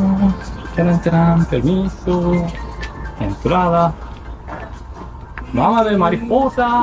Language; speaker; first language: Spanish; non-native, learner; Japanese